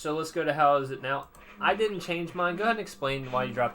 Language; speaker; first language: English; native; English